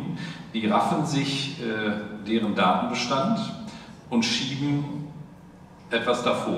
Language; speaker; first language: German; native; German